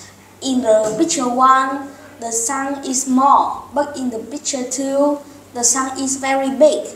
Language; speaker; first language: English; non-native, learner; Vietnamese